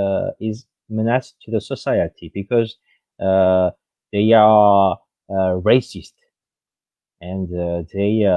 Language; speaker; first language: English; non-native, fluent; French